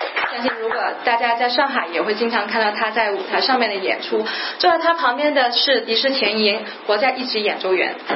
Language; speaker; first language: Chinese; non-native, local second language; Cantonese